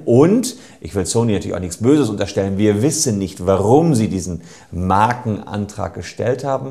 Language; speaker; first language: German; native; German